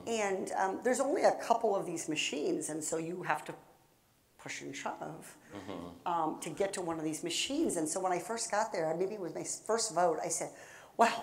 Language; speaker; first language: English; native; English